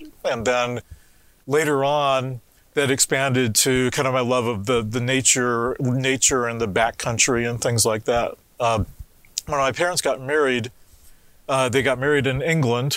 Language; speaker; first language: English; native; English